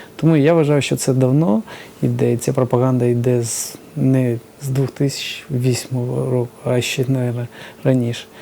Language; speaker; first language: Ukrainian; early bilingual, other home language; Georgian